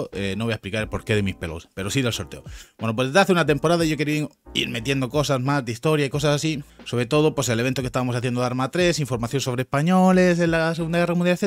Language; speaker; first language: Spanish; native; Spanish